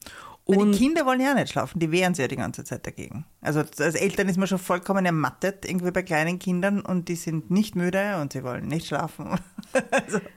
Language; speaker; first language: German; native; German